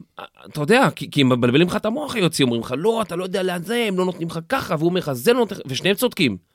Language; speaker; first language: Hebrew; native; Hebrew